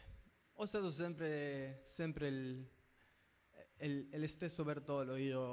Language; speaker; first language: Italian; non-native, fluent; Spanish